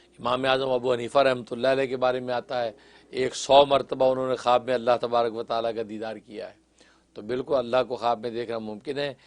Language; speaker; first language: Urdu; native; Urdu